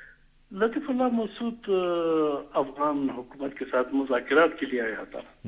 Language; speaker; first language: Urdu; non-native, fluent; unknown